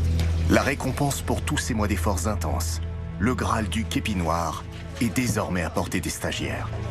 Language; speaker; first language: French; native; French